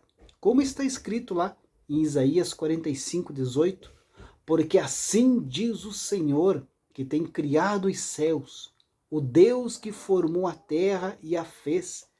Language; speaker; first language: Portuguese; native; Portuguese